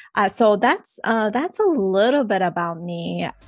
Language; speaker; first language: English; early bilingual, other home language; Spanish